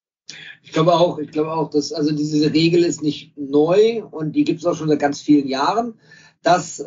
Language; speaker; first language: German; native; German